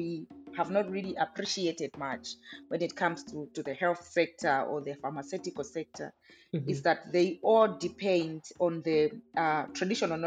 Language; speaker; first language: English; non-native, local second language; Nyanja